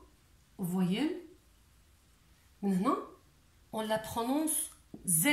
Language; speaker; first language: French; non-native, local second language; Arabic